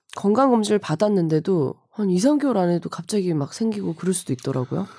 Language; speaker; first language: Korean; native; Korean